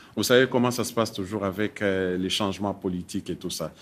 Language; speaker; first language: French; non-native, local second language; Swahili